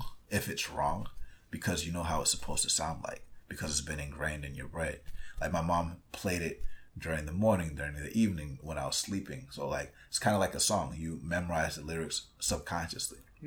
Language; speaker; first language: English; early bilingual, other home language; Spanish